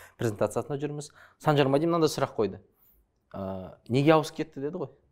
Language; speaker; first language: Kazakh; early bilingual, other home language; Chinese